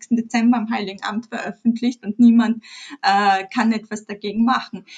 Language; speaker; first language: German; early bilingual, other home language; Polish